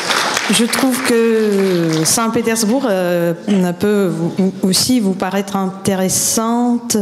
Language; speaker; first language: French; non-native, fluent; Russian